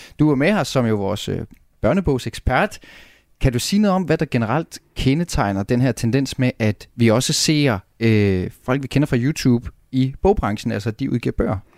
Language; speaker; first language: Danish; native; Danish